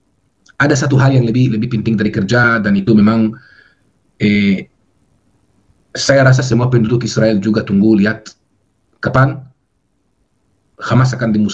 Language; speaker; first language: Indonesian; non-native, fluent; Hebrew